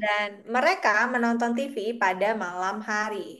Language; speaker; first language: Indonesian; native; Indonesian